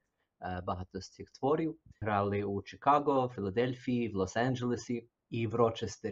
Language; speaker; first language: Ukrainian; early bilingual, heritage; Ukrainian